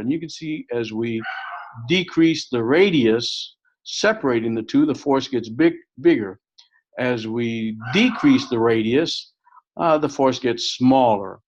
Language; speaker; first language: English; native; English